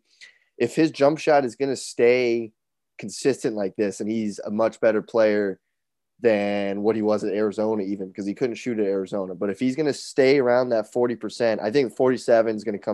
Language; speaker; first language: English; native; English